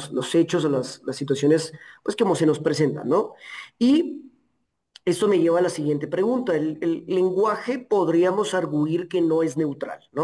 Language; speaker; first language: Spanish; native; Spanish